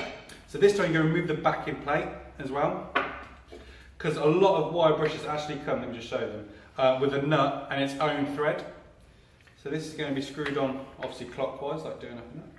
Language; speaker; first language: English; native; English